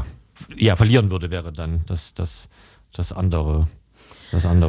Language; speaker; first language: German; native; German